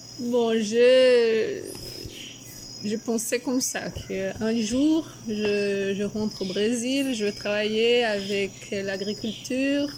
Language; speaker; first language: French; non-native, fluent; Portuguese